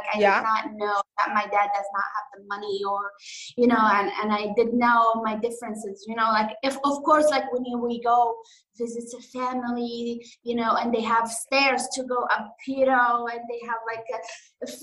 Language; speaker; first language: English; non-native, fluent; Arabic